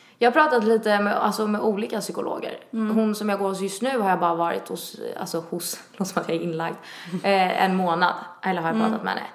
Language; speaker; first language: Swedish; early bilingual, other home language; Italian